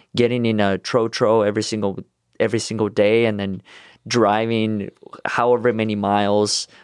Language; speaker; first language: English; non-native, fluent; Russian